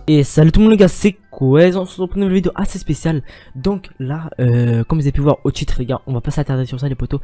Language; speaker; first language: French; native; French